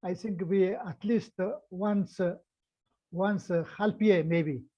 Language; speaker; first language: English; non-native, learner; Mongolian